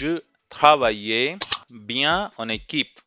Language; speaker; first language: French; non-native, fluent; Hindi